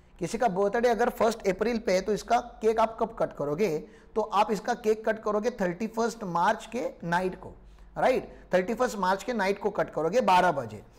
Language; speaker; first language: Hindi; non-native, local second language; Marathi